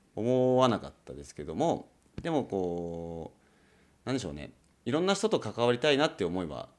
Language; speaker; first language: Japanese; native; Japanese